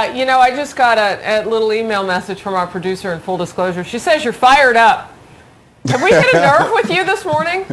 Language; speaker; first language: English; native; English